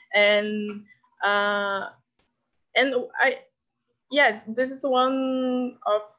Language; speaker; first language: English; non-native, fluent; Portuguese